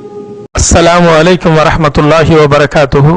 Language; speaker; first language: Arabic; non-native, fluent; Tamil